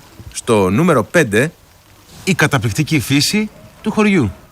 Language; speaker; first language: Greek; native; Greek